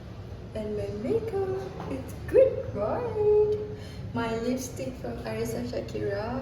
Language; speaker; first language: English; non-native, local second language; Malay